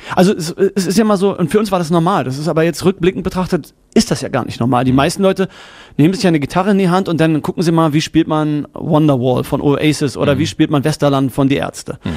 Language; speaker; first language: German; native; German